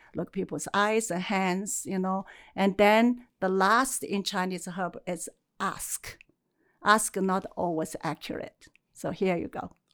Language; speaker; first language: English; non-native, fluent; Chinese